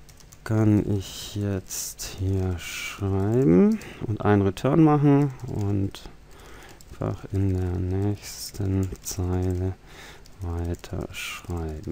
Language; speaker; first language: German; native; German